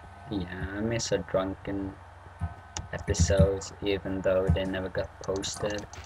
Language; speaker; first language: English; non-native, fluent; Swedish